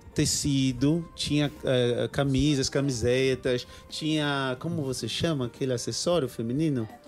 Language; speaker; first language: Portuguese; native; Portuguese